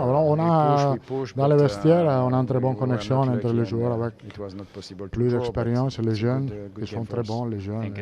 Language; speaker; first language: French; non-native, learner; Italian